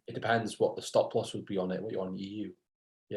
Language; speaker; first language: English; native; English